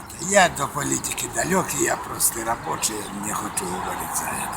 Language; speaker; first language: Russian; non-native, local second language; Ukrainian